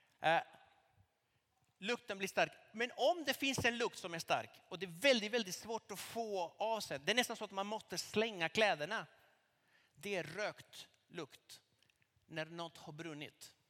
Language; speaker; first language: Swedish; non-native, fluent; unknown